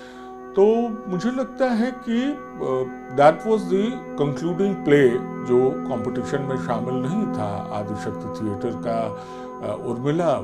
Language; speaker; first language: Hindi; native; Hindi